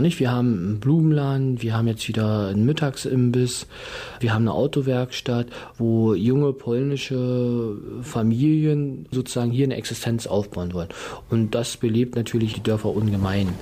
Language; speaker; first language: German; native; German